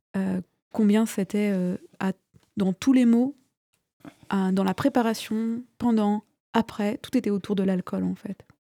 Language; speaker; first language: French; native; French